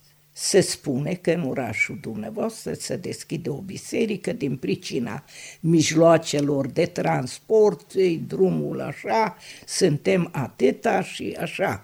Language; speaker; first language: Romanian; non-native, local second language; Hungarian